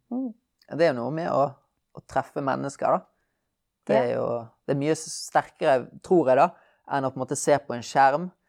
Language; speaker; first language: Norwegian; native; Norwegian